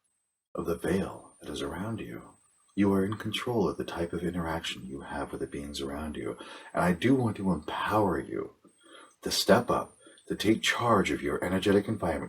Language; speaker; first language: English; native; English